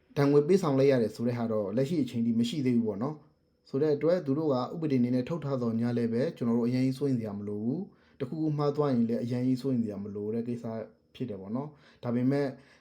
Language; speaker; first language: Burmese; native; Burmese